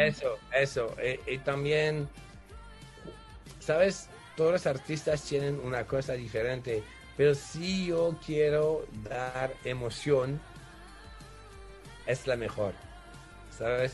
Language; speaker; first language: Spanish; non-native, fluent; French